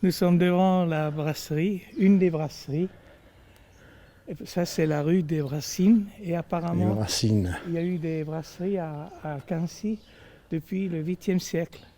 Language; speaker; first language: French; non-native, fluent; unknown